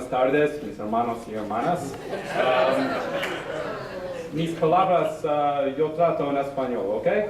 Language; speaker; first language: Spanish; non-native, learner; English